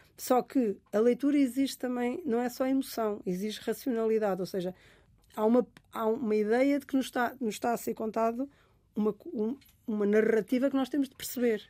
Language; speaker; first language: Portuguese; native; Portuguese